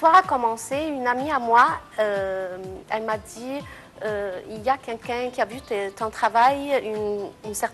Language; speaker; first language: French; non-native, fluent; Arabic